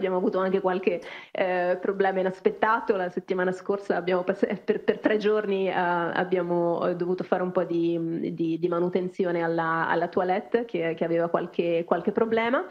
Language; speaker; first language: Italian; native; Italian